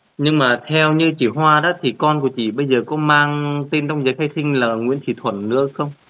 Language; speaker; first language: Vietnamese; native; Vietnamese